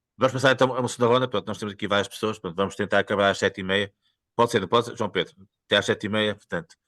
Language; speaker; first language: Portuguese; native; Portuguese